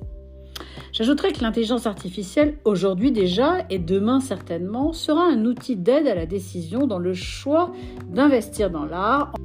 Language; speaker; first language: French; native; French